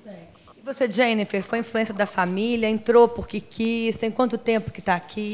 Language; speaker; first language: Portuguese; native; Portuguese